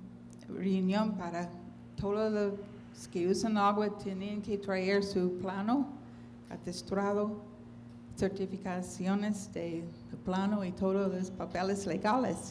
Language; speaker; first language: Spanish; non-native, fluent; English